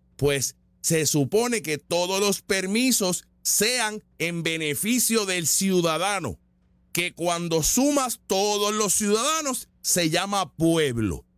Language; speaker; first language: Spanish; native; Spanish